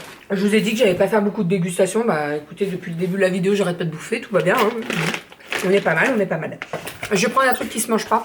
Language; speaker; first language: French; native; French